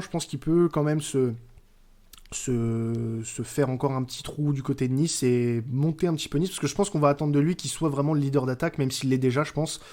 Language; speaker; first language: French; native; French